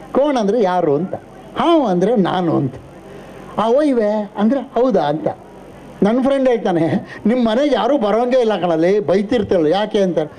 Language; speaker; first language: Kannada; non-native, local second language; Konkani